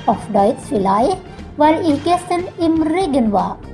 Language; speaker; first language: German; non-native, fluent; Indonesian